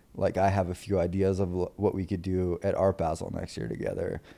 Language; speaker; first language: English; native; English